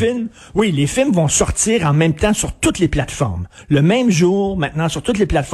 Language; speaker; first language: French; native; French